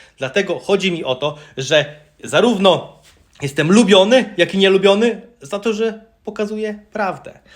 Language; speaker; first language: Polish; native; Polish